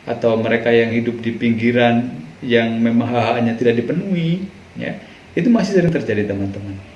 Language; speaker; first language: Indonesian; native; Indonesian